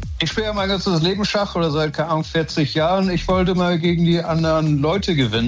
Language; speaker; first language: German; native; German